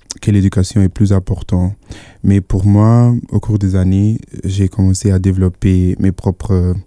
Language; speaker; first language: French; non-native, fluent; Yoruba